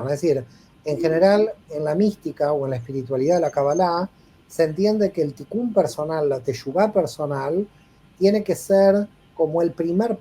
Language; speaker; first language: Spanish; native; Spanish